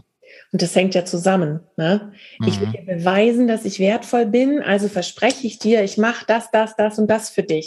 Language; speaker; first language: German; native; German